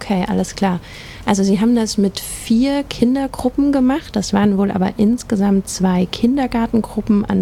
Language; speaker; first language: German; native; German